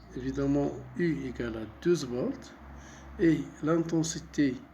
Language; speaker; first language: French; non-native, local second language; Arabic